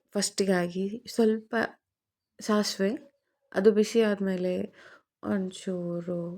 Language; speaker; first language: Kannada; non-native, local second language; Telugu